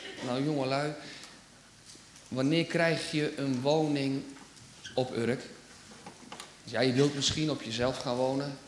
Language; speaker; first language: Dutch; native; Dutch